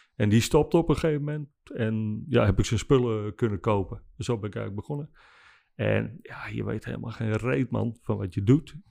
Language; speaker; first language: Dutch; non-native, local second language; Western Frisian